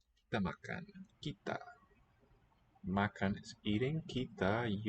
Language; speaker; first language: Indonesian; non-native, learner; English